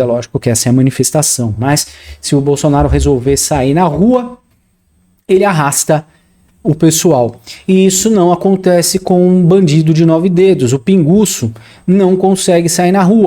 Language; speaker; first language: Portuguese; native; Portuguese